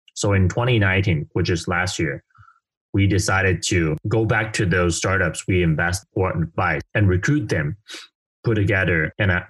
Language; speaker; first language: English; non-native, fluent; Chinese